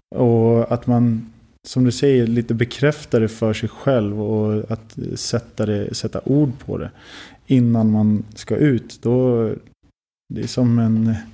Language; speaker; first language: Swedish; early bilingual, other home language; Lithuanian